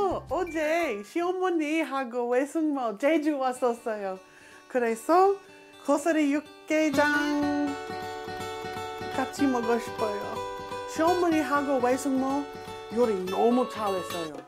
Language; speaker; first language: Korean; non-native, learner; English